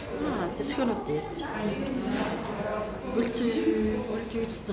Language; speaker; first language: Dutch; non-native, learner; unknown